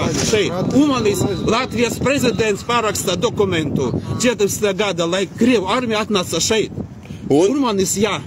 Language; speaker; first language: Latvian; non-native, local second language; Russian